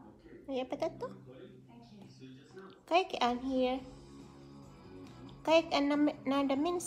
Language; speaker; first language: Dutch; non-native, learner; Filipino